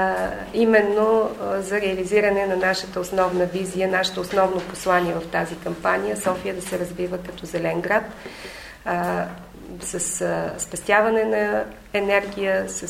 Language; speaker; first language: Bulgarian; native; Bulgarian